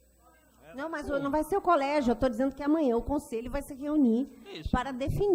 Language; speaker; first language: Portuguese; native; Portuguese